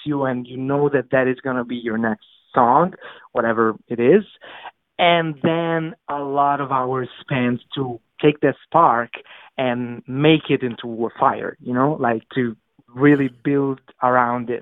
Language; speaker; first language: English; non-native, fluent; Italian